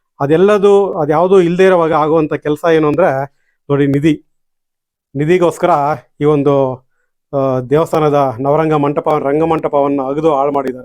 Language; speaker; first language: Kannada; native; Kannada